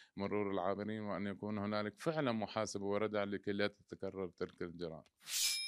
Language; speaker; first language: Arabic; native; Arabic